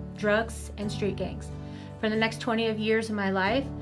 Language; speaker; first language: English; native; English